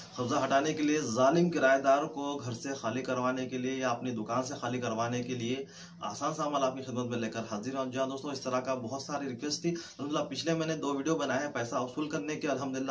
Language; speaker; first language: Urdu; native; Urdu